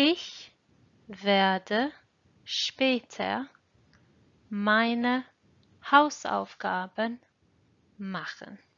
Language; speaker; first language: German; non-native, fluent; English